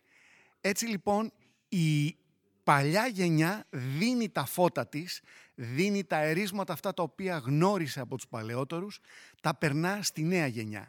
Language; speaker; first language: Greek; native; Greek